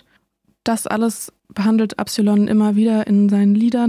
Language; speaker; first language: German; native; German